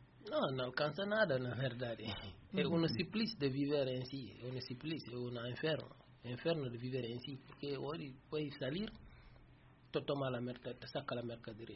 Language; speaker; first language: Spanish; non-native, learner; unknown